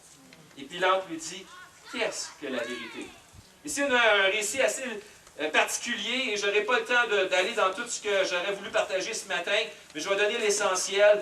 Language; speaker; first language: French; native; French